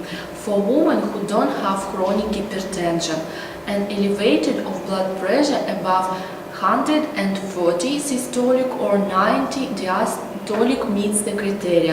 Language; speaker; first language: English; non-native, learner; Russian